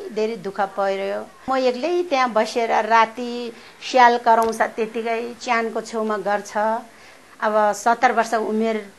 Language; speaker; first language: Nepali; non-native, local second language; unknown